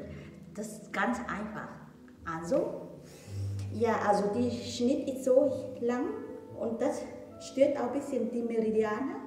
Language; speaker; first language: German; non-native, learner; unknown